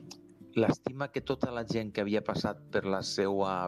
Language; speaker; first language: Catalan; native; Catalan